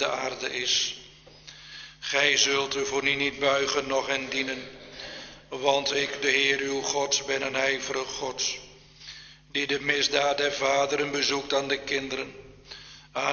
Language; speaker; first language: Dutch; native; Dutch